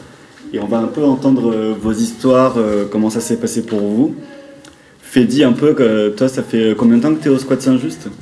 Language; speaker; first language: French; native; French